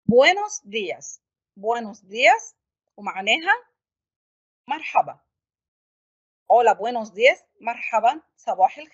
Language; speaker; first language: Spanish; non-native, fluent; Arabic